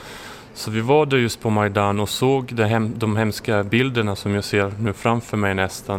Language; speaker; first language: Swedish; non-native, fluent; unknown